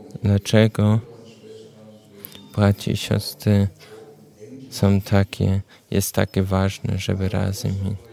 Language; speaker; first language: Polish; non-native, learner; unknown